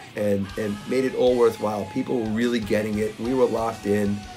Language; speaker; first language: English; native; English